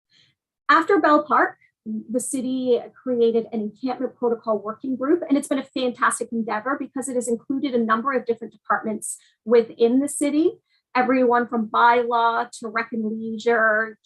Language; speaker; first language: English; native; English